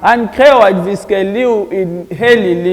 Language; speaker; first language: Danish; non-native, learner; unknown